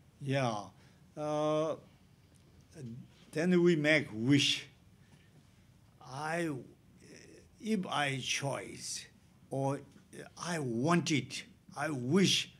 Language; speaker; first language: English; non-native, learner; Tibetan